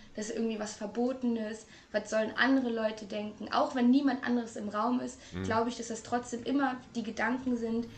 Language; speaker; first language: German; native; German